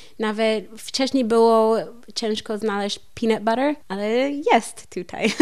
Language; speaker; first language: Polish; non-native, learner; English